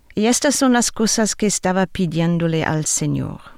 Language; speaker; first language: Spanish; non-native, fluent; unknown